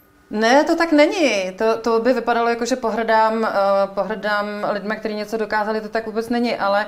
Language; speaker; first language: Czech; native; Czech